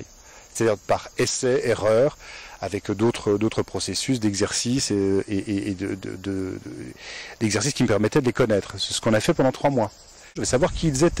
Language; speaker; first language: French; native; French